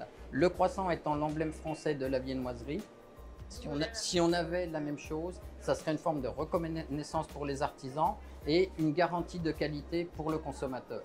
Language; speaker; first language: French; native; French